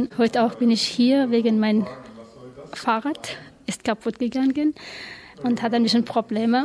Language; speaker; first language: German; non-native, learner; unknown